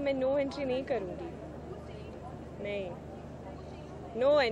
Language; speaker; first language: Hindi; non-native, learner; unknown